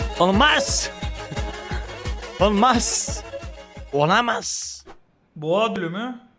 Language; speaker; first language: Turkish; native; Turkish